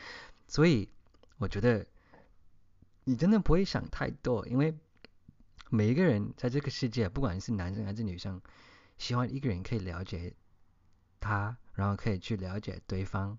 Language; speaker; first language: Chinese; early bilingual, heritage; English